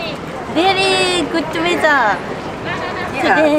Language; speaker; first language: English; non-native, learner; Japanese